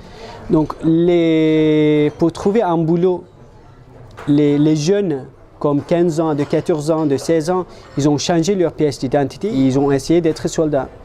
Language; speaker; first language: French; non-native, fluent; Turkish